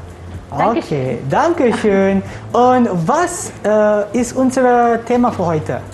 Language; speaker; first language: German; non-native, learner; Malay